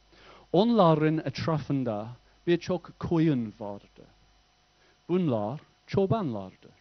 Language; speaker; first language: Turkish; non-native, fluent; English